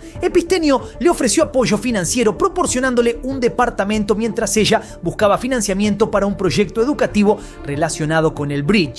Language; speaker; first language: Spanish; native; Spanish